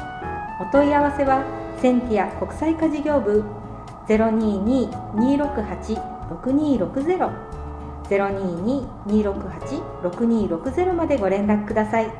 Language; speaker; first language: Japanese; native; Japanese